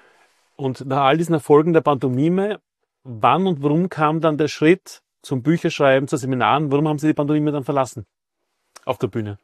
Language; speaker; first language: German; native; German